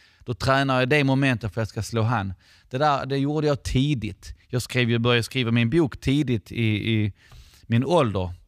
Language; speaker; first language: Swedish; non-native, fluent; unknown